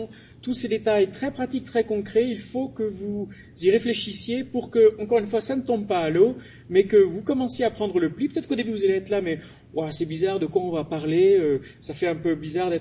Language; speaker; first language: French; native; French